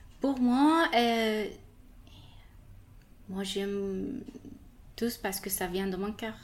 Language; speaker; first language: French; non-native, learner; Persian